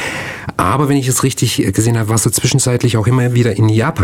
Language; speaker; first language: German; native; German